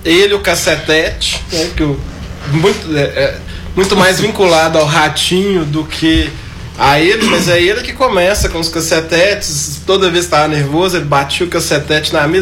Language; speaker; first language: Portuguese; native; Portuguese